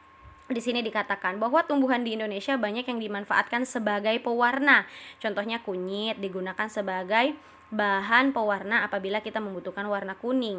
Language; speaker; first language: Indonesian; native; Indonesian